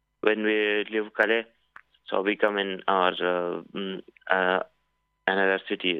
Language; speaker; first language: English; non-native, learner; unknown